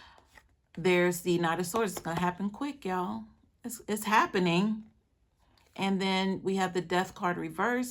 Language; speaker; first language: English; native; English